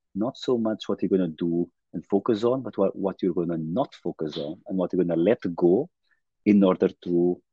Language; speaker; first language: English; non-native, fluent; Portuguese